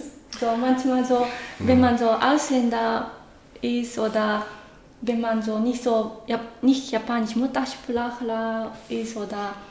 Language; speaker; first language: German; non-native, learner; Japanese